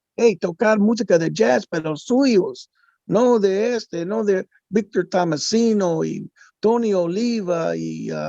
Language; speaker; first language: Spanish; non-native, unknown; English